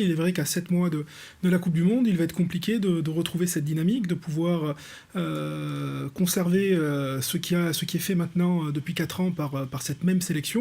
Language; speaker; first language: French; native; French